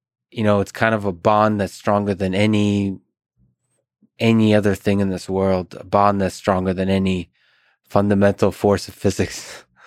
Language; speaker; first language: English; early bilingual, other home language; Russian